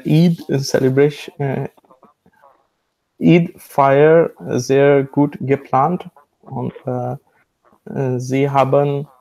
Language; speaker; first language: German; non-native, learner; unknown